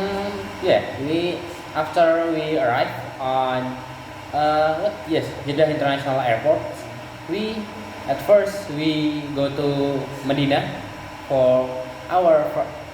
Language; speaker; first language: English; non-native, learner; Indonesian